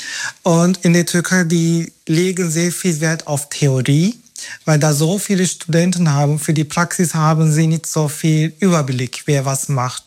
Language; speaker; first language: German; non-native, fluent; Turkish